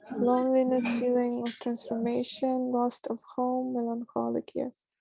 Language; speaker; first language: English; non-native, fluent; Ukrainian